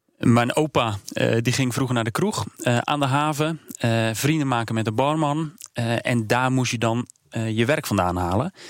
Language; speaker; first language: Dutch; native; Dutch